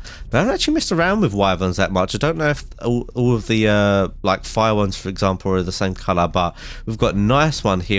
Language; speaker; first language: English; native; English